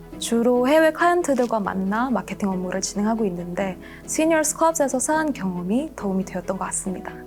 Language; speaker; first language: Korean; non-native, fluent; Indonesian